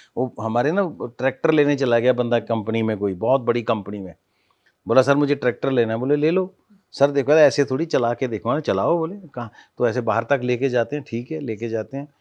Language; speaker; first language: Hindi; non-native, local second language; Punjabi